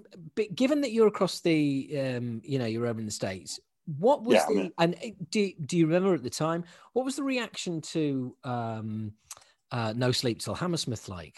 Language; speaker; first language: English; native; English